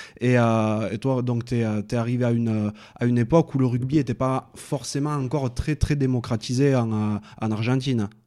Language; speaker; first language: French; native; French